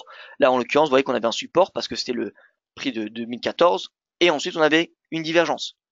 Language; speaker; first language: French; native; French